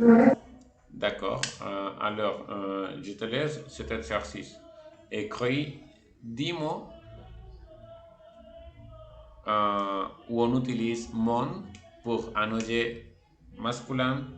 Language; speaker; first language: French; non-native, fluent; Spanish